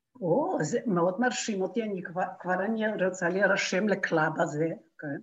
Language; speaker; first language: Hebrew; native; Hebrew